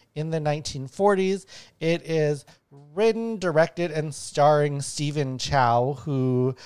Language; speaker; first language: English; native; English